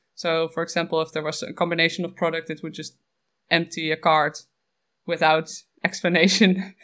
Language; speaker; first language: English; non-native, fluent; Dutch